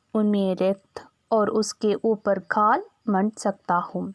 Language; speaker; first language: Hindi; non-native, local second language; Malayalam